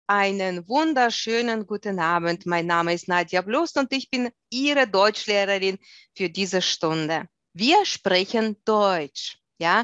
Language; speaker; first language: German; non-native, fluent; Russian